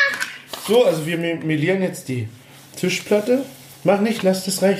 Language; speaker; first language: German; native; German